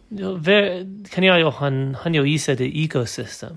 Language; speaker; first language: Chinese; non-native, learner; English